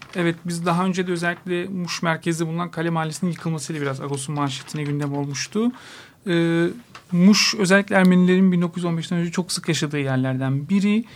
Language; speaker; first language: Turkish; native; Turkish